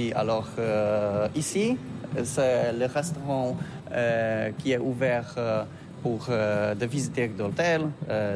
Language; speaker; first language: French; non-native, learner; Polish